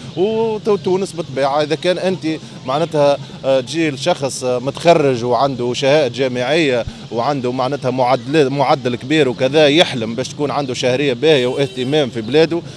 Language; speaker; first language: Arabic; native; Arabic